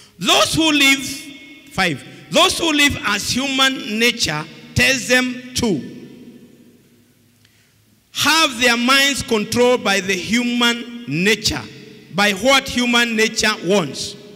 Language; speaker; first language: English; non-native, local second language; Swahili